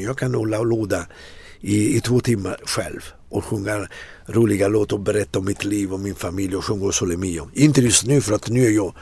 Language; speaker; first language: Swedish; non-native, fluent; Italian